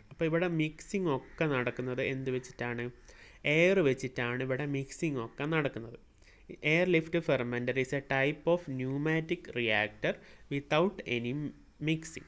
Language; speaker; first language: Malayalam; native; Malayalam